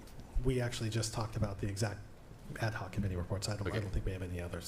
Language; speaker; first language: English; native; English